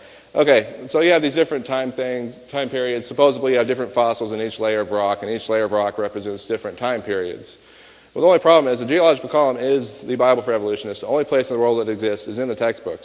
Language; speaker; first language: English; native; English